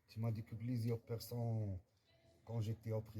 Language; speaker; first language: French; non-native, learner; Arabic